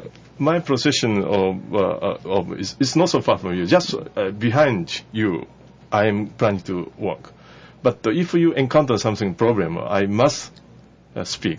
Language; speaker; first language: English; non-native, learner; Japanese